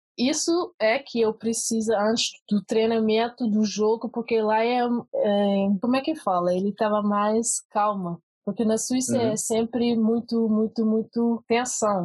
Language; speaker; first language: Portuguese; early bilingual, heritage; Portuguese